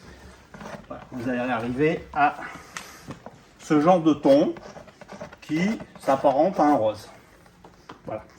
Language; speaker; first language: French; native; French